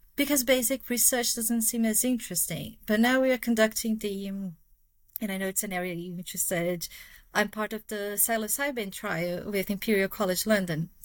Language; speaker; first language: English; non-native, fluent; Portuguese